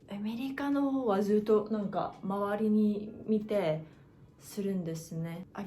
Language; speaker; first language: Japanese; non-native, learner; English